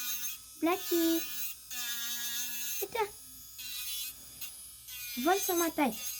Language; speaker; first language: French; native; French